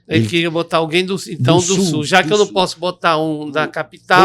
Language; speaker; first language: Portuguese; native; Portuguese